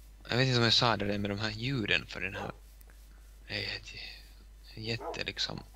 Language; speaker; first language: Swedish; non-native, local second language; Finnish